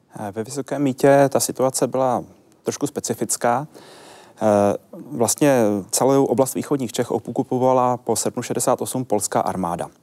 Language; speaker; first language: Czech; native; Czech